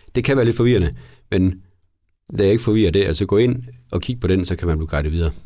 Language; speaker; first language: Danish; native; Danish